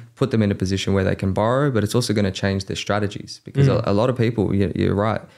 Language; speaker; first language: English; native; English